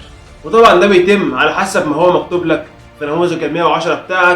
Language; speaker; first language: Arabic; native; Arabic